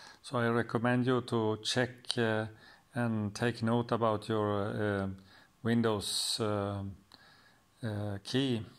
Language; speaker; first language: English; non-native, fluent; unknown